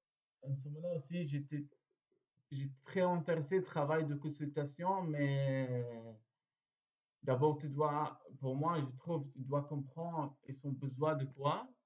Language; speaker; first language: French; non-native, learner; Arabic